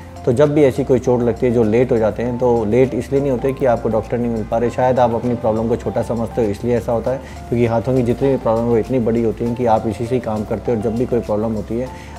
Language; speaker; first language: Hindi; native; Hindi